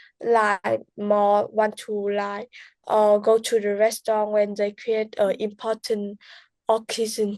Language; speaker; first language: English; non-native, learner; Vietnamese